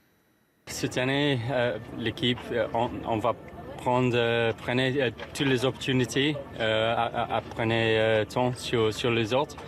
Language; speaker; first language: French; non-native, learner; English